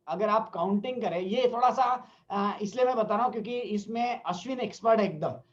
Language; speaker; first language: Hindi; non-native, local second language; Marathi